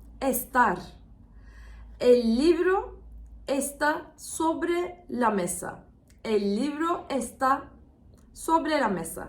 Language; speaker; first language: Spanish; non-native, fluent; Turkish